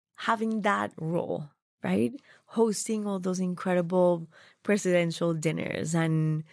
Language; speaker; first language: English; non-native, fluent; Spanish